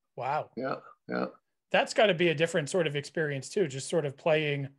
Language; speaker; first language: English; native; English